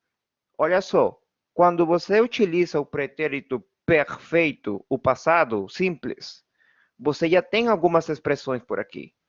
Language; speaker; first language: Portuguese; non-native, fluent; Spanish